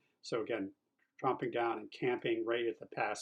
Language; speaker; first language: English; native; English